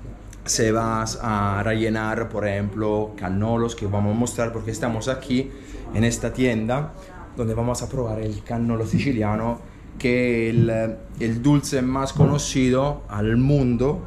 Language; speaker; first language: Spanish; non-native, fluent; Italian